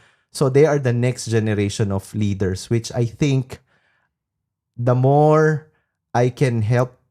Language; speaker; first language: English; non-native, local second language; Filipino